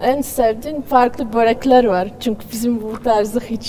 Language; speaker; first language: Turkish; non-native, learner; Latvian